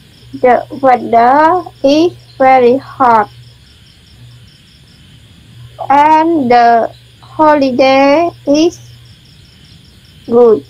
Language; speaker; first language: English; non-native, learner; Khmer